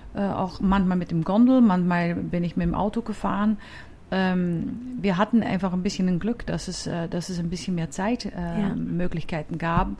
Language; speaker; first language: German; non-native, fluent; Dutch